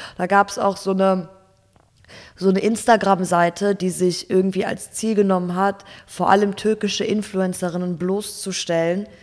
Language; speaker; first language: German; native; German